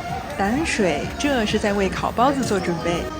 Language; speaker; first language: Chinese; native; Chinese